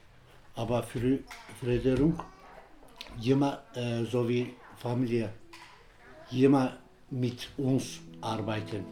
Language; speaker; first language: German; non-native, learner; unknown